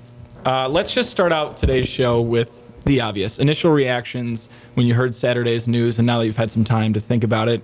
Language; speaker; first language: English; native; English